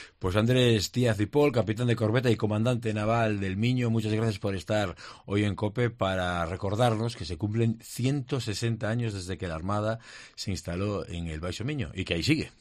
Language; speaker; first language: Spanish; native; Spanish